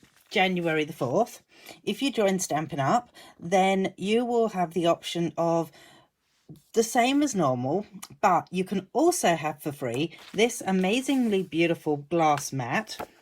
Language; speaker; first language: English; native; English